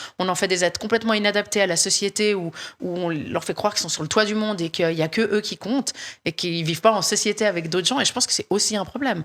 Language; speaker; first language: French; native; French